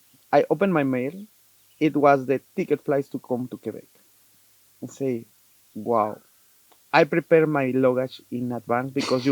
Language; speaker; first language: English; non-native, learner; Spanish